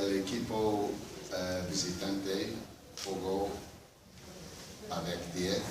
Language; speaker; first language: Spanish; non-native, fluent; English